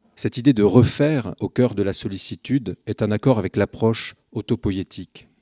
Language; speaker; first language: French; native; French